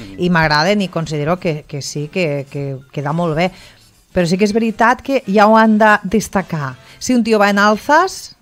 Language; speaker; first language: Catalan; native; Catalan